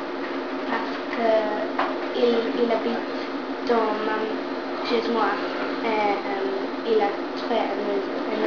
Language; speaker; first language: French; non-native, learner; English